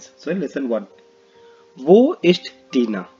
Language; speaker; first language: German; non-native, fluent; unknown